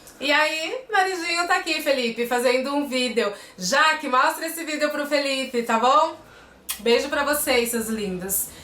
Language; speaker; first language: Portuguese; native; Portuguese